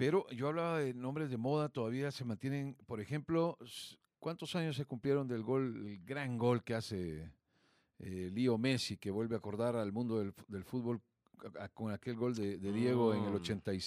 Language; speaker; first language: Spanish; native; Spanish